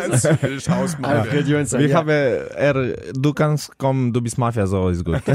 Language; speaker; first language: German; non-native, fluent; Slovenian